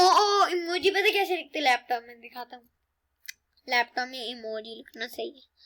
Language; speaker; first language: Hindi; native; Hindi